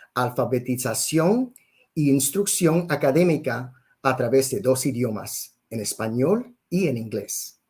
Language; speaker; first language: Spanish; early bilingual, heritage; Spanish